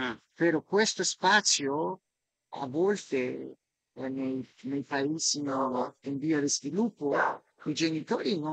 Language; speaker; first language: Italian; non-native, fluent; Spanish